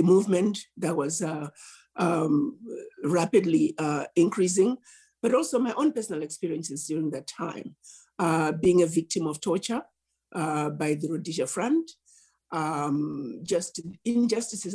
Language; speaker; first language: English; non-native, local second language; Shona